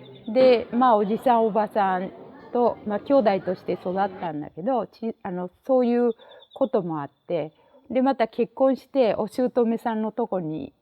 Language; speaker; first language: Japanese; native; Japanese